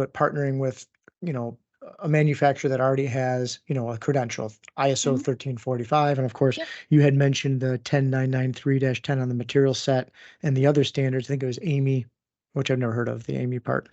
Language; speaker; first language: English; native; English